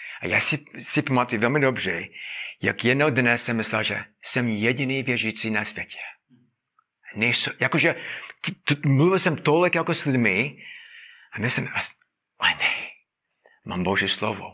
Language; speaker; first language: Czech; non-native, fluent; English